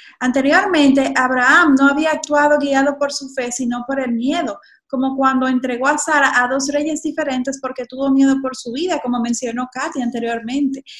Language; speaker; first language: Spanish; native; Spanish